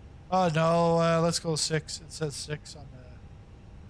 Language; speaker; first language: English; native; English